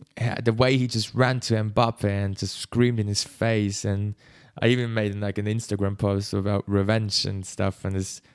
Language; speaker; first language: English; non-native, fluent; Swiss German